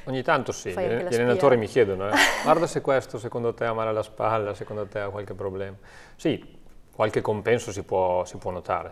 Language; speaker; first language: Italian; native; Italian